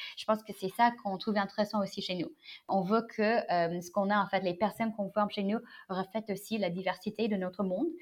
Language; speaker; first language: French; non-native, fluent; Chinese